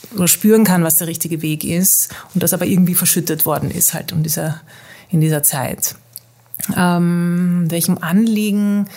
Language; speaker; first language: German; early bilingual, heritage; Dutch